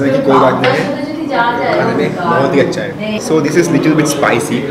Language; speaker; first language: Hindi; non-native, local second language; Bangla